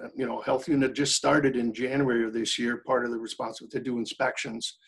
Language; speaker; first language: English; early bilingual, other home language; French